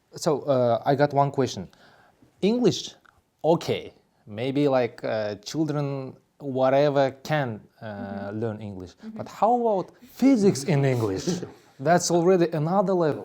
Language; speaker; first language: English; non-native, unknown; Kazakh